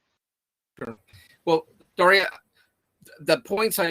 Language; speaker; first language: English; native; English